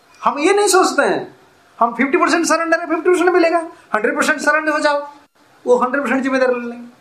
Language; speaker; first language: Hindi; non-native, local second language; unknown